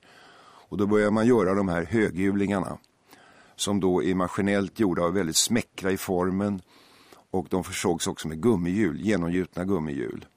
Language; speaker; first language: Swedish; native; Swedish